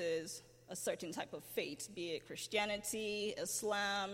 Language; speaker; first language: English; non-native, local second language; Yoruba